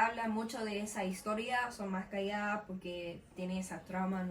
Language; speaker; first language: Spanish; non-native, learner; English